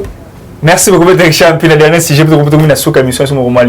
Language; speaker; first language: French; non-native, local second language; Lingala